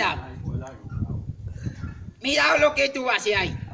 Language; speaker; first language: Spanish; non-native, learner; Haitian Creole